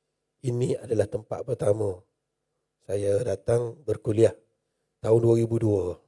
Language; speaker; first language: Malay; native; Malay